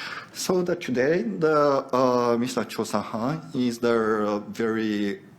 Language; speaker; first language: English; non-native, learner; Japanese